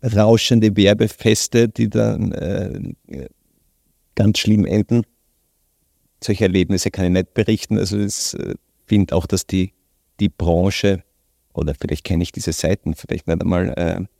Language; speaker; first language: German; native; German